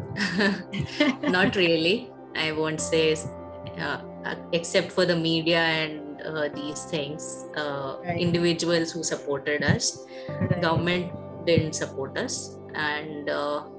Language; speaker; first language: English; non-native, local second language; Hindi